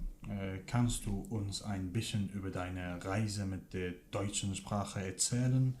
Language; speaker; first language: German; non-native, fluent; Kurdish